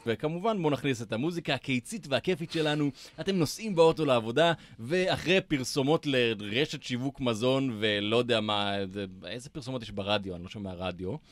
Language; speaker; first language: Hebrew; native; Hebrew